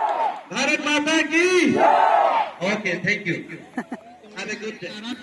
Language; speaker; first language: Hindi; non-native, local second language; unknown